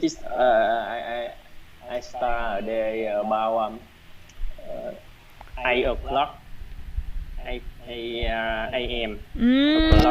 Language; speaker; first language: English; non-native, learner; Vietnamese